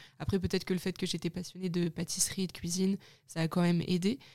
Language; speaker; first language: French; native; French